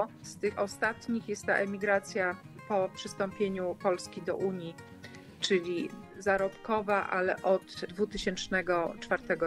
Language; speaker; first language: Polish; native; Polish